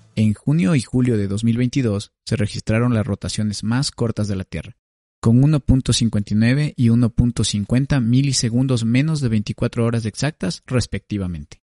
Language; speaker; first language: Spanish; native; Spanish